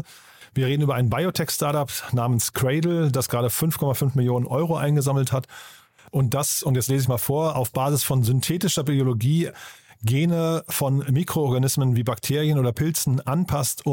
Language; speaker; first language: German; native; German